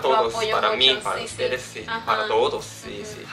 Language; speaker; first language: Spanish; non-native, learner; Japanese